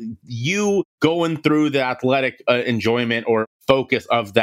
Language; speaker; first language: English; native; English